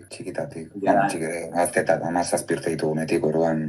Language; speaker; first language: Basque; native; Basque